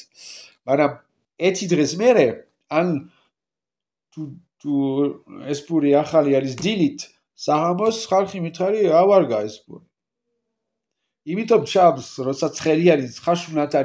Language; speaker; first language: Georgian; non-native, learner; French